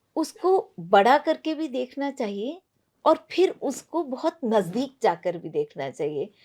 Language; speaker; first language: Hindi; non-native, local second language; Punjabi